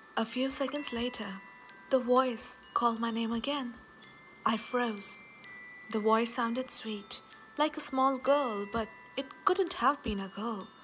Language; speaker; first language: English; non-native, local second language; Hindi